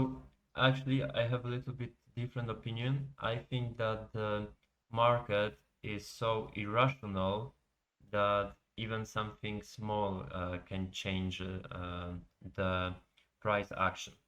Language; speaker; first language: English; non-native, fluent; Polish